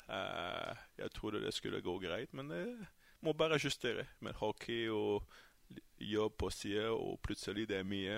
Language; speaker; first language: Norwegian; non-native, fluent; French